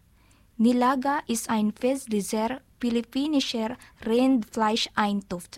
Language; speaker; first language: German; non-native, learner; Filipino